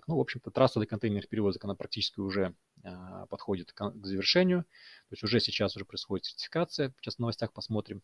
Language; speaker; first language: Russian; native; Russian